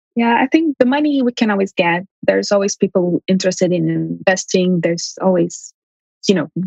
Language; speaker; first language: English; early bilingual, heritage; Armenian